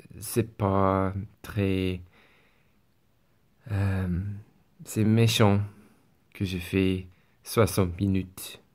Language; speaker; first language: French; non-native, learner; English